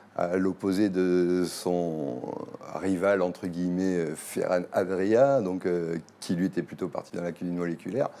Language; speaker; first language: French; native; French